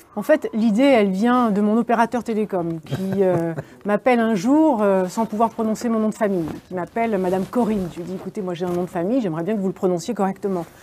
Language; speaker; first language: French; native; French